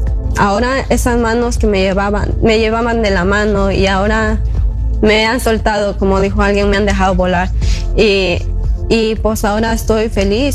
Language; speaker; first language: Spanish; native; Spanish